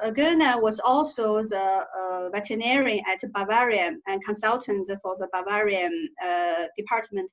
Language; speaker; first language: English; non-native, learner; Chinese